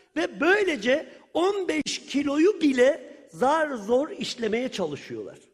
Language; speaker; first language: Turkish; native; Turkish